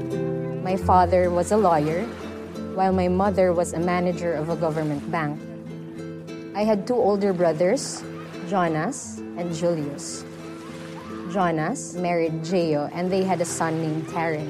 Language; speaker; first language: English; non-native, local second language; Waray